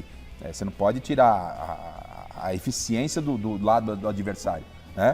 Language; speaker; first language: Portuguese; native; Portuguese